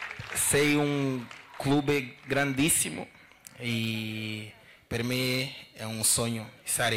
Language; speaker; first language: Italian; non-native, learner; Dutch